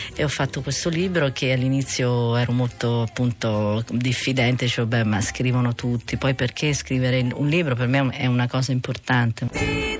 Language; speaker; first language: Italian; native; Italian